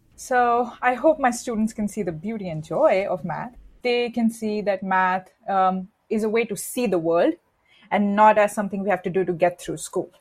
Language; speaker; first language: English; non-native, local second language; Hindi